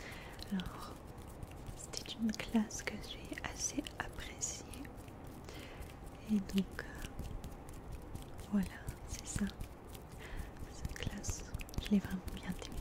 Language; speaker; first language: French; early bilingual, heritage; French